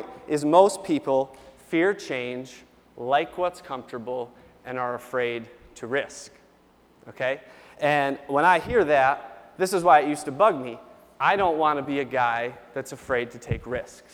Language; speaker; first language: English; native; English